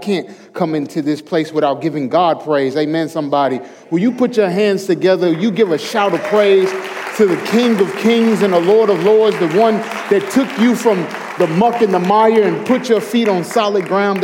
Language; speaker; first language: English; native; English